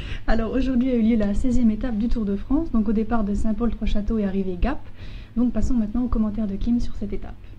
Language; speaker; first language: French; native; French